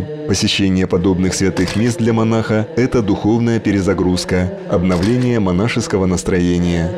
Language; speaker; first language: Russian; native; Russian